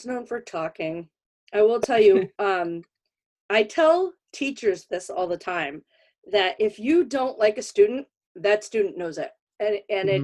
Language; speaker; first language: English; native; English